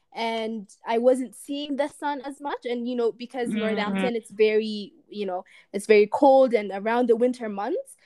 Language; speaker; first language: English; non-native, fluent; Amharic